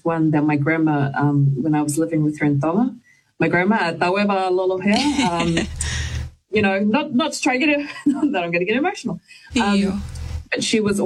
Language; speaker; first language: English; native; English